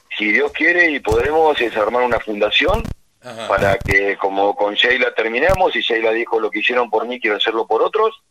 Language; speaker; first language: Spanish; native; Spanish